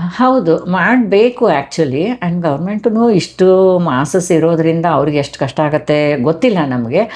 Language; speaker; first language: Kannada; native; Kannada